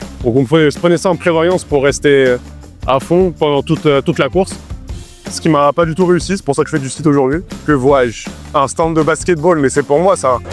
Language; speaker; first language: French; native; French